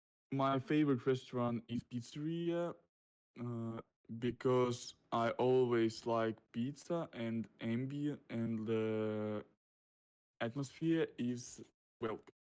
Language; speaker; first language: English; non-native, learner; Russian